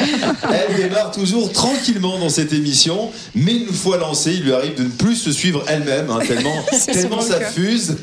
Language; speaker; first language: French; native; French